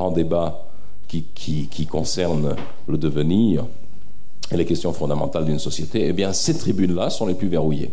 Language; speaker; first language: French; early bilingual, other home language; Serbian